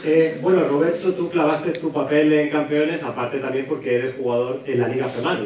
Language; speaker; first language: Spanish; native; Spanish